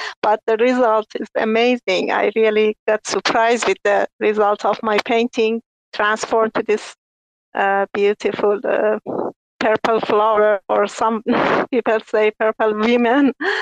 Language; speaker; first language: English; non-native, learner; Persian